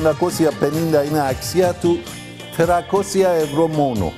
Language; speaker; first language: Greek; non-native, learner; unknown